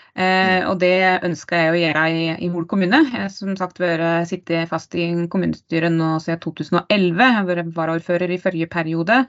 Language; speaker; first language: Norwegian; native; Norwegian